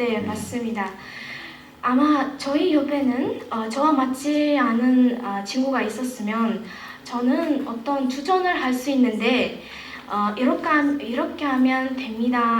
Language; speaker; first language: Korean; non-native, fluent; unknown